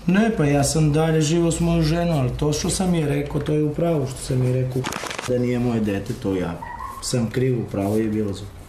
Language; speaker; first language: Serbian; non-native, local second language; Romany